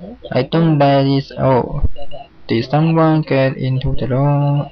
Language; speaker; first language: English; non-native, learner; Chinese